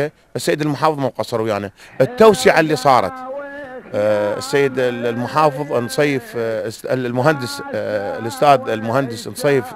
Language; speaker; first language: Arabic; native; Arabic